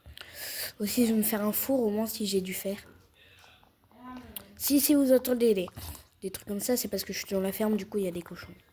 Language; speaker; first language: French; native; French